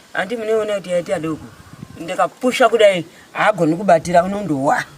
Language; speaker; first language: Shona; native; Shona